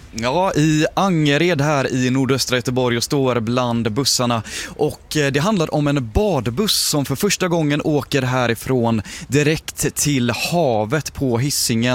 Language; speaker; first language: Swedish; native; Swedish